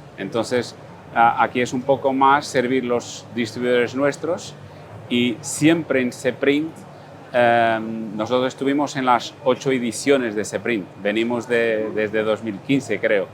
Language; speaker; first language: Spanish; non-native, fluent; Portuguese